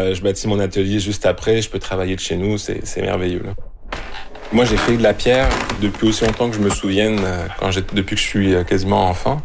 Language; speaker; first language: French; native; French